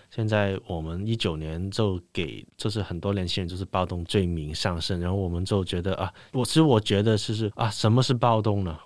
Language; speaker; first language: Chinese; non-native, local second language; Cantonese